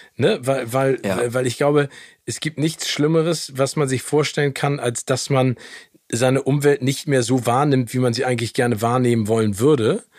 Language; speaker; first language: German; native; German